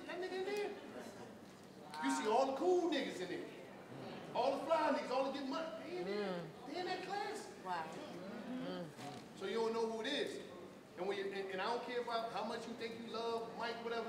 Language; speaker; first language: English; native; English